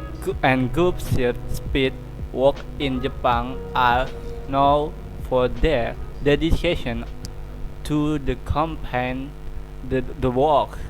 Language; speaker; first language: English; non-native, learner; Indonesian